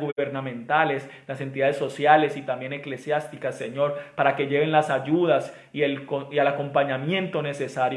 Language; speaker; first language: Spanish; native; Spanish